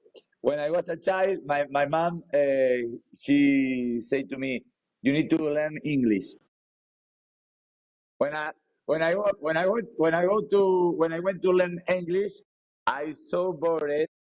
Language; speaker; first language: English; non-native, learner; Spanish